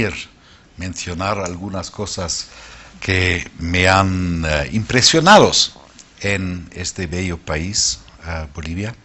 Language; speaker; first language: Spanish; non-native, fluent; German